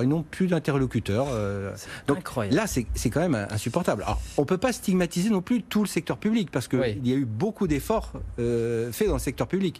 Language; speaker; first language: French; native; French